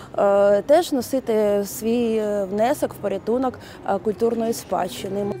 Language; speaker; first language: Ukrainian; native; Ukrainian